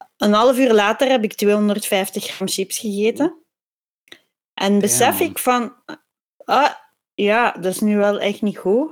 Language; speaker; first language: Dutch; native; Dutch